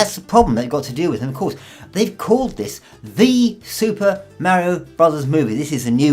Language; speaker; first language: English; native; English